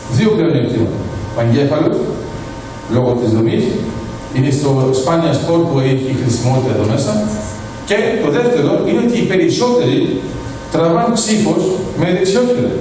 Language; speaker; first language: Greek; early bilingual, heritage; Greek